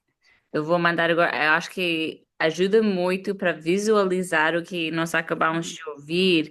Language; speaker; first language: Portuguese; non-native, fluent; English